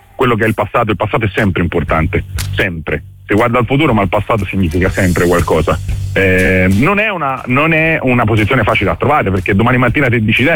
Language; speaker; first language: Italian; native; Italian